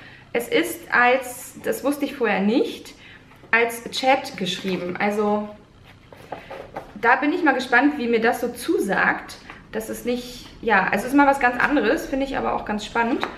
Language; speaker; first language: German; native; German